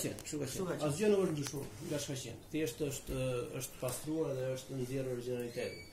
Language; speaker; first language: Albanian; native; Albanian